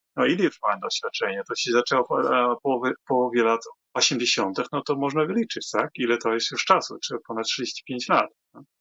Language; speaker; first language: Polish; non-native, fluent; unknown